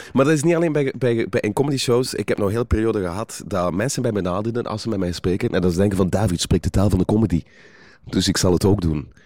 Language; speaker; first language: Dutch; native; Dutch